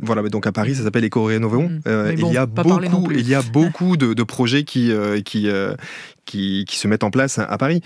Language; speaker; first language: French; native; French